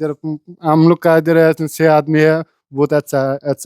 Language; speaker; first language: Hindi; non-native, learner; Bangla